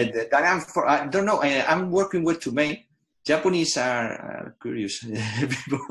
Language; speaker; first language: English; non-native, fluent; Spanish